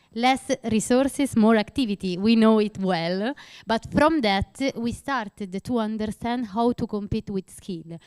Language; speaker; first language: English; non-native, fluent; Italian